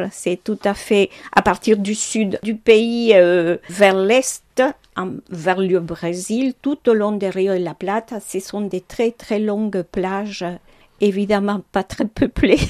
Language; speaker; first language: French; non-native, fluent; Spanish